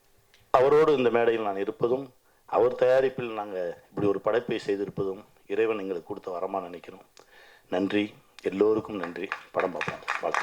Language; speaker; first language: Tamil; native; Tamil